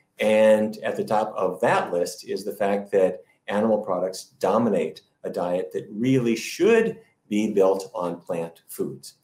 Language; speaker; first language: English; native; English